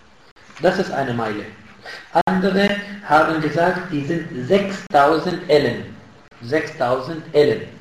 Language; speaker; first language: German; non-native, fluent; Arabic